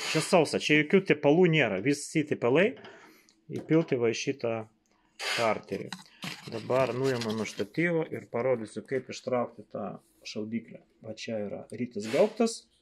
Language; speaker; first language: Lithuanian; non-native, local second language; Russian